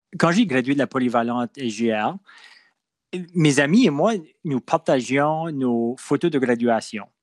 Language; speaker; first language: French; non-native, local second language; English